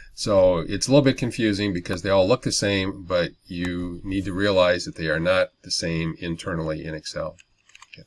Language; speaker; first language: English; native; English